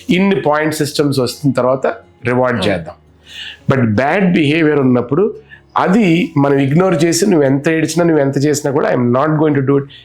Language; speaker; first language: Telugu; native; Telugu